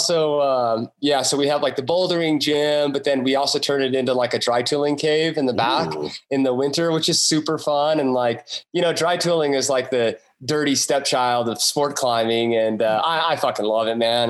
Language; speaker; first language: English; native; English